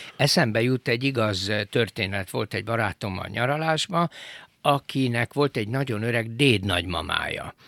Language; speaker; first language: Hungarian; native; Hungarian